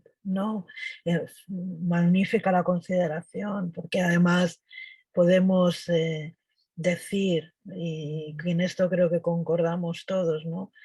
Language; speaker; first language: Spanish; native; Spanish